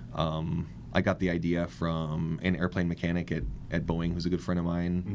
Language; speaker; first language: English; native; English